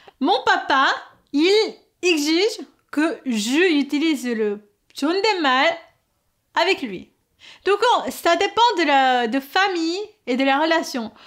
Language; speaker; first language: French; non-native, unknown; Korean